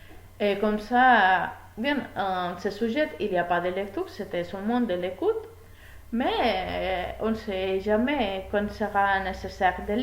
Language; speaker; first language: French; non-native, learner; Spanish